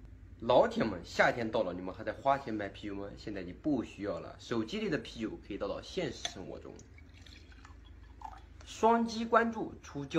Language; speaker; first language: Chinese; native; Chinese